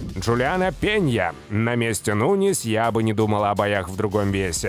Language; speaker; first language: Russian; native; Russian